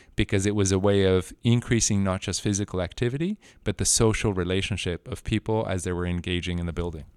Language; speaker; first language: English; non-native, fluent; Spanish